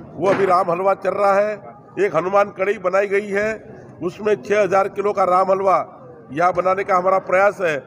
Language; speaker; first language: Hindi; non-native, local second language; Marathi